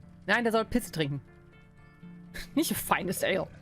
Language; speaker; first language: German; native; German